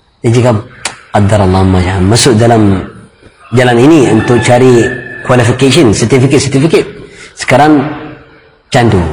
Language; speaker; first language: Malay; non-native, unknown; Arabic